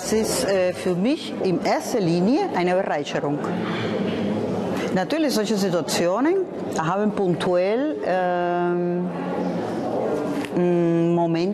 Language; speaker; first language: German; non-native, fluent; Spanish